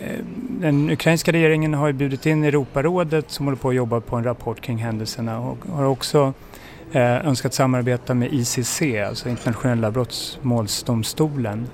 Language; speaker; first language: Swedish; native; Swedish